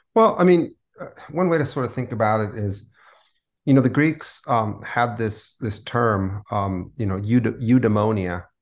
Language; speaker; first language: English; early bilingual, other home language; Spanish